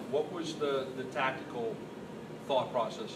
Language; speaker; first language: English; native; English